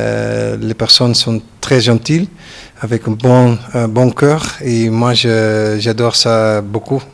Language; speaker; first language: French; non-native, learner; Dutch